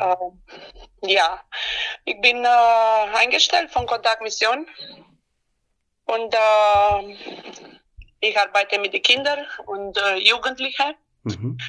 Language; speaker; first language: German; non-native, learner; Romanian